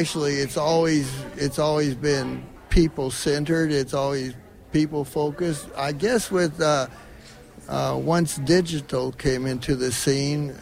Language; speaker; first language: English; native; English